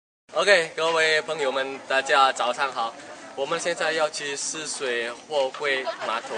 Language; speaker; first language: Chinese; non-native, learner; Indonesian